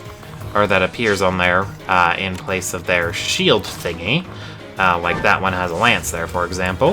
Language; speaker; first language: English; native; English